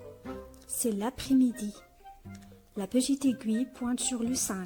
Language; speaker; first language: French; non-native, local second language; Arabic